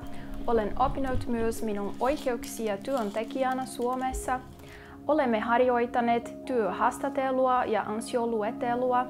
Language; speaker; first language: Finnish; non-native, local second language; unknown